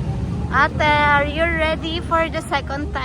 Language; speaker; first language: English; non-native, local second language; Filipino